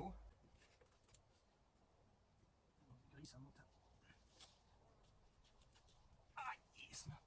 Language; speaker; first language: Swedish; native; Swedish